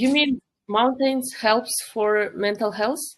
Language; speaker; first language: English; non-native, fluent; Kyrgyz